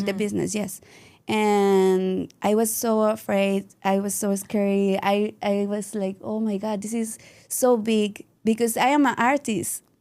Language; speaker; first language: English; non-native, learner; Spanish